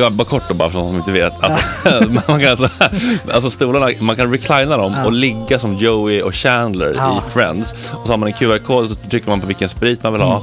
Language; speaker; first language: Swedish; native; Swedish